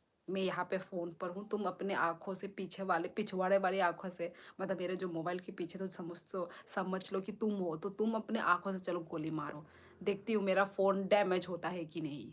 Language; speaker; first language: Hindi; non-native, local second language; Kok Borok